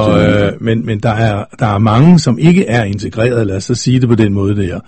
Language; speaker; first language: Danish; native; Danish